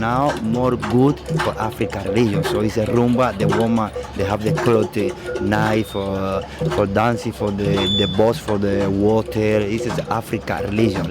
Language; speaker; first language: English; non-native, learner; Spanish